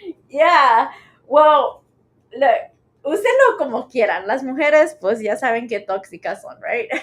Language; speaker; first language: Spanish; early bilingual, heritage; Spanish